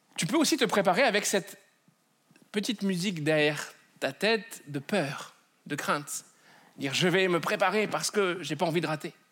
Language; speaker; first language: French; native; French